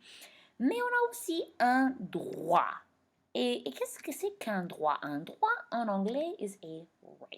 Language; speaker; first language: French; non-native, fluent; English